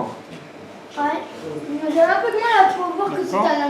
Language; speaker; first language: French; native; French